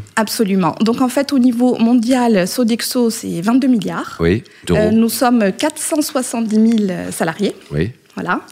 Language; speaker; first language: French; non-native, local second language; Arabic